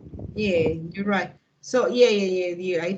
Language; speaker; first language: English; non-native, learner; Spanish